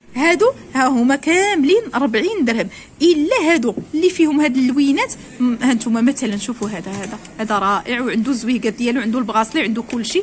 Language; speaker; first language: Arabic; native; Arabic